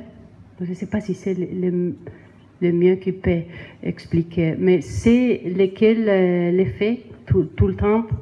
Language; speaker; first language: French; non-native, learner; Spanish